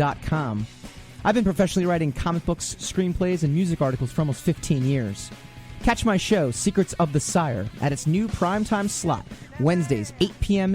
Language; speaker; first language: English; native; English